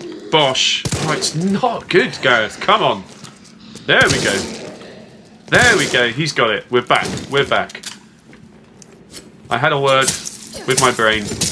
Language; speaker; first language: English; native; English